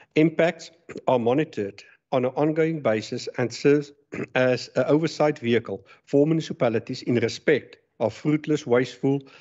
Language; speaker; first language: English; non-native, local second language; Afrikaans